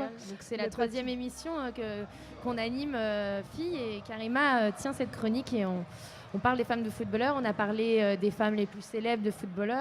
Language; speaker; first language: French; native; French